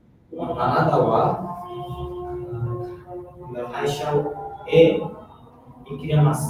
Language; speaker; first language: Japanese; non-native, learner; Bangla